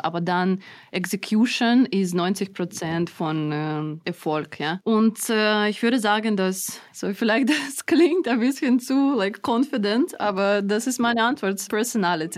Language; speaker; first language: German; non-native, fluent; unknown